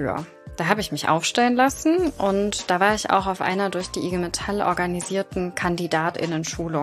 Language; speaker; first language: German; native; German